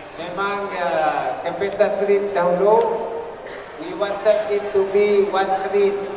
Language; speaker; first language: English; non-native, local second language; Malay